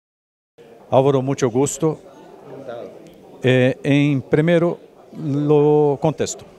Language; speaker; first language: Spanish; non-native, learner; Portuguese